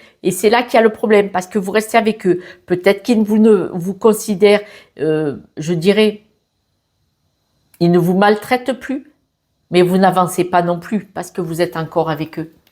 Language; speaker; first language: French; native; French